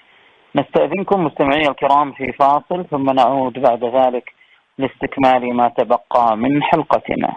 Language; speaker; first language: Arabic; native; Arabic